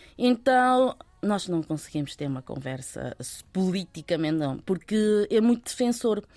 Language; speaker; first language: Portuguese; early bilingual, other home language; Chinese